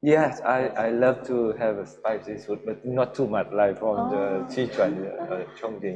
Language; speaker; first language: English; non-native, learner; Vietnamese